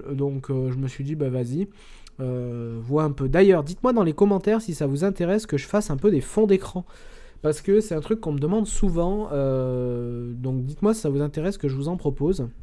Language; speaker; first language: French; native; French